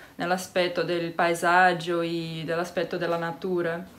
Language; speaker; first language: Italian; non-native, fluent; Portuguese